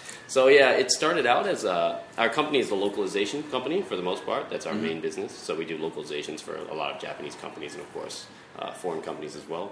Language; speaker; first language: English; native; English